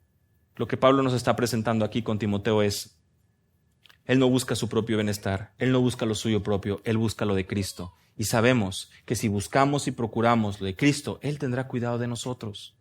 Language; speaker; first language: Spanish; native; Spanish